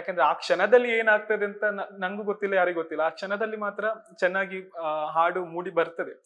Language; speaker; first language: Kannada; non-native, local second language; Malayalam